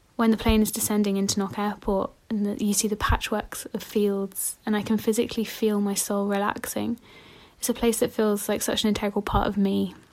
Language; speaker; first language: English; native; English